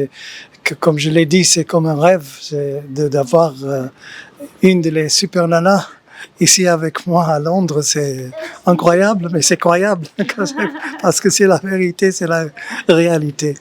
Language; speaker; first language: French; early bilingual, heritage; English